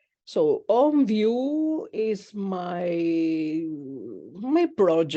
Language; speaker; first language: English; non-native, learner; Italian